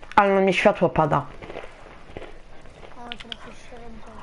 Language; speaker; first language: Polish; native; Polish